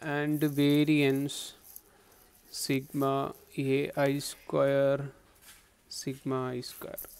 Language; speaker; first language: English; non-native, local second language; Malayalam